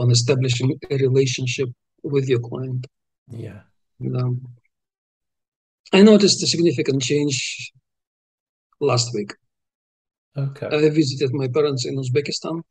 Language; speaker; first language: English; non-native, fluent; Russian